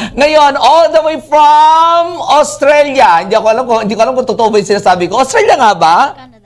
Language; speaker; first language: Filipino; native; Filipino